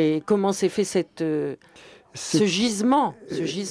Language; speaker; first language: French; native; French